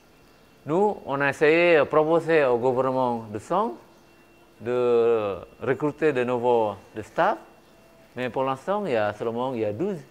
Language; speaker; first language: French; non-native, fluent; Indonesian